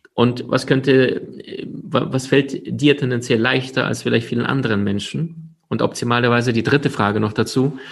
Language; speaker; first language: German; early bilingual, other home language; Ukrainian